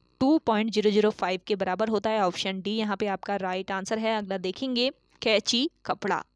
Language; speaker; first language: Hindi; native; Hindi